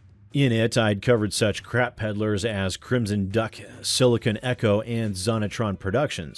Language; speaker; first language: English; native; English